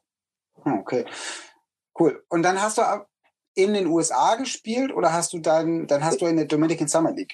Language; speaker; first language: German; native; German